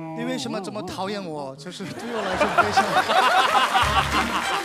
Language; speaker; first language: Chinese; non-native, learner; Korean